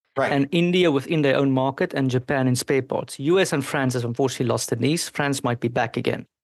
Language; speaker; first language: English; non-native, local second language; Afrikaans